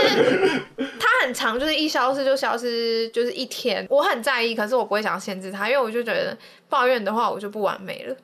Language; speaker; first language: Chinese; native; Chinese